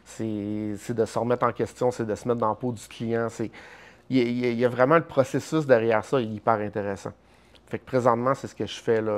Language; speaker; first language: French; native; French